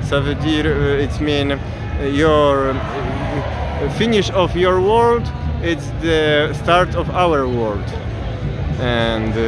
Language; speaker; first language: English; non-native, fluent; Polish